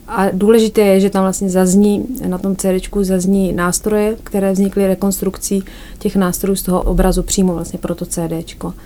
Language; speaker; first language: Czech; native; Czech